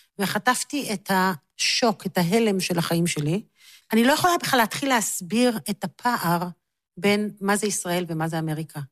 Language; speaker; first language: Hebrew; native; Hebrew